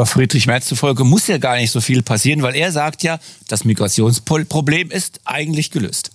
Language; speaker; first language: German; native; German